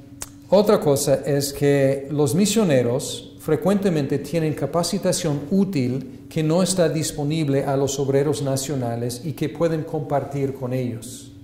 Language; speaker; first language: Spanish; non-native, fluent; English